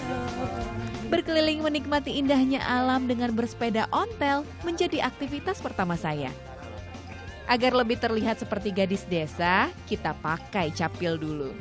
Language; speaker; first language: Indonesian; native; Indonesian